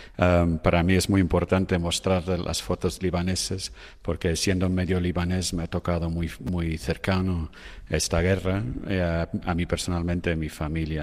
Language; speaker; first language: Spanish; non-native, fluent; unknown